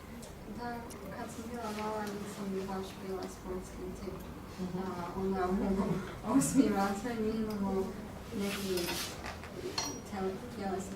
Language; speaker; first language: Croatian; non-native, learner; English